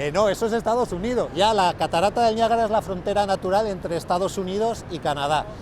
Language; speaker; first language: Spanish; native; Spanish